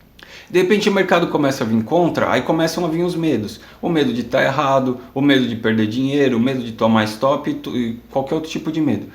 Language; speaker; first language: Portuguese; native; Portuguese